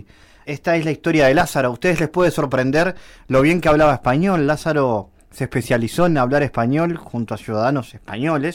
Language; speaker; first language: Spanish; native; Spanish